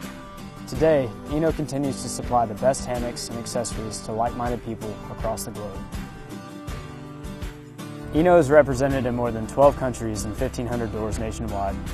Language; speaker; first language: English; native; English